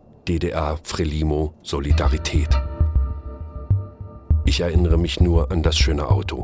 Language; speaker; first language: German; native; German